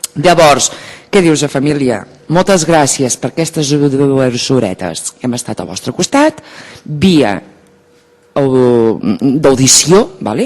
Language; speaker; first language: Catalan; native; Catalan